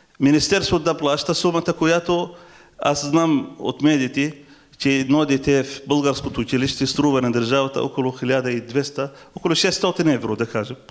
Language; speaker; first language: Bulgarian; non-native, fluent; Arabic